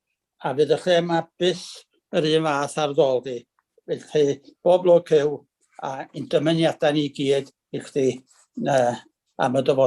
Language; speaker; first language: Welsh; native; Welsh